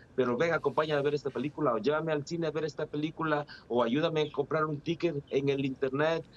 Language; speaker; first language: Spanish; native; Spanish